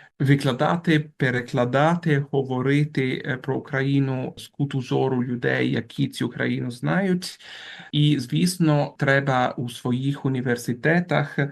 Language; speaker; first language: Ukrainian; non-native, fluent; Italian